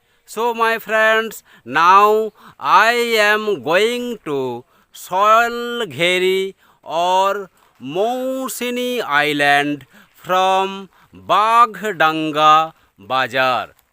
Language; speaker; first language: English; non-native, local second language; Bangla